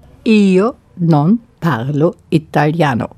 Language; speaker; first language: Italian; non-native, learner; German